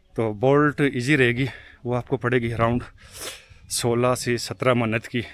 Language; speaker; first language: Urdu; non-native, local second language; Punjabi